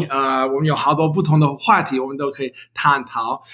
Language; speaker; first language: Chinese; non-native, learner; English